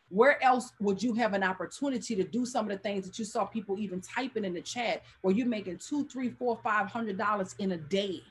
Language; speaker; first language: English; native; English